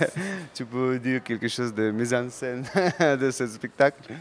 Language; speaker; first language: French; non-native, learner; Russian